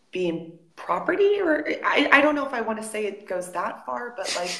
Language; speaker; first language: English; native; English